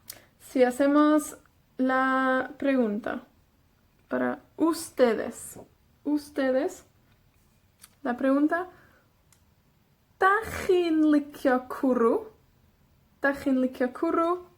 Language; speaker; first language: Spanish; non-native, fluent; Welsh